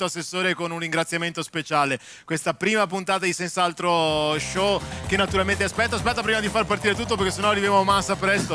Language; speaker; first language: Italian; native; Italian